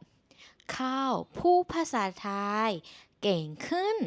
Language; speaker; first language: Thai; non-native, fluent; Burmese